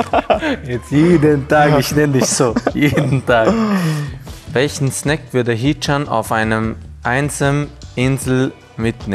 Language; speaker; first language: German; non-native, fluent; Hungarian